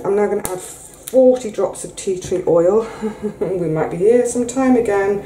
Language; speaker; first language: English; native; English